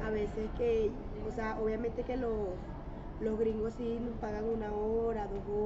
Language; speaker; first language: Spanish; native; Spanish